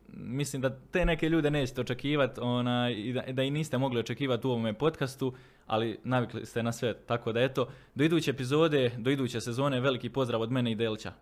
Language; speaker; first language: Croatian; native; Croatian